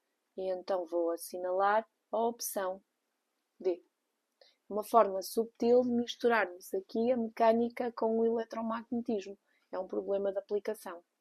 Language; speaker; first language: Portuguese; native; Portuguese